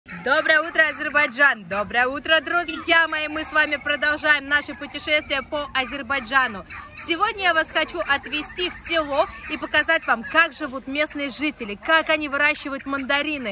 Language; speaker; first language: Russian; native; Russian